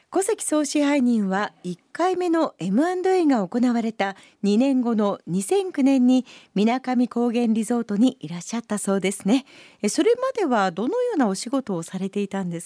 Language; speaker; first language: Japanese; native; Japanese